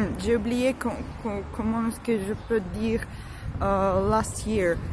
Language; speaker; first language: French; non-native, learner; Ukrainian